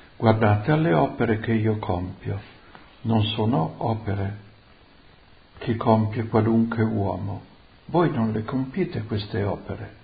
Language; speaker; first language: Italian; native; Italian